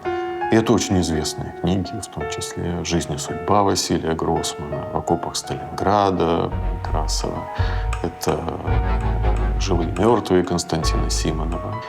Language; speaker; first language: Russian; native; Russian